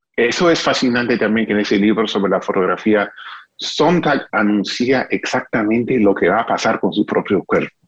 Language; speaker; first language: Spanish; non-native, fluent; English